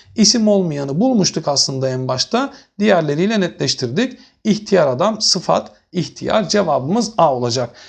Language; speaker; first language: Turkish; native; Turkish